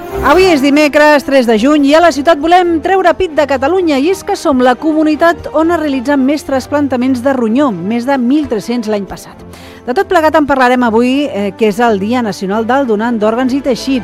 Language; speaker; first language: Catalan; native; Catalan